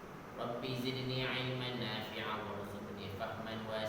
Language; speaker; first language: Arabic; non-native, fluent; Malay